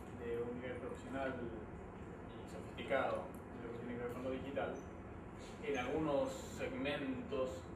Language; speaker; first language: Spanish; native; Spanish